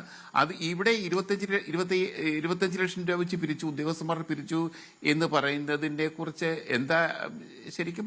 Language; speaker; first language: Malayalam; native; Malayalam